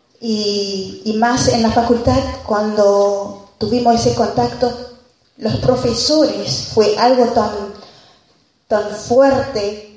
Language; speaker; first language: Spanish; non-native, fluent; Haitian Creole